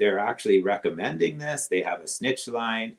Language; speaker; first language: English; native; English